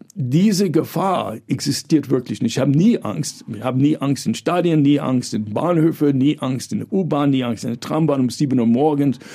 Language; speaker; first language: German; early bilingual, other home language; English